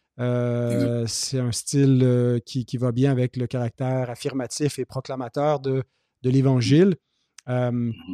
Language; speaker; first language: French; native; French